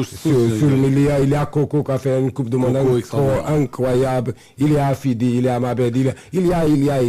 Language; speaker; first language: French; non-native, fluent; Portuguese